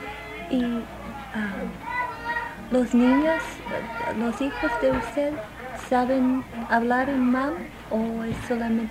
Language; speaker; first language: Spanish; non-native, fluent; English